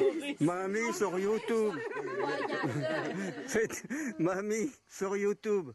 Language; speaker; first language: French; native; French